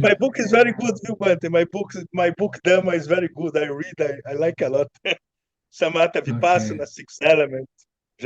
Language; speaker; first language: English; non-native, learner; Portuguese